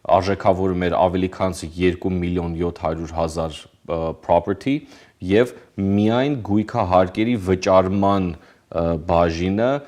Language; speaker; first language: Armenian; early bilingual, heritage; Armenian